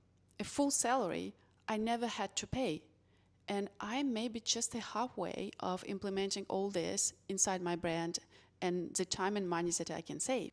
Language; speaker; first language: English; non-native, fluent; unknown